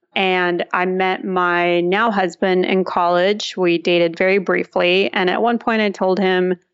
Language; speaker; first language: English; early bilingual, other home language; Russian